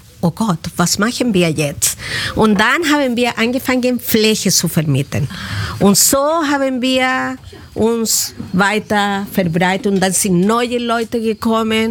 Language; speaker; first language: German; non-native, fluent; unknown